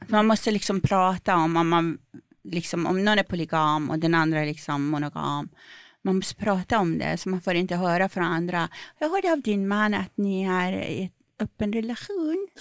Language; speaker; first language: Swedish; non-native, fluent; Persian